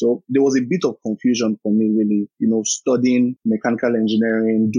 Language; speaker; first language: English; non-native, local second language; Yoruba